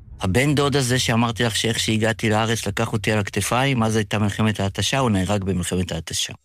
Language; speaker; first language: Hebrew; early bilingual, other home language; Yiddish